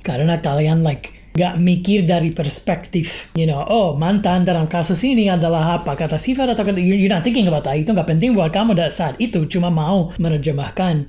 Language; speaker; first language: Indonesian; non-native, fluent; English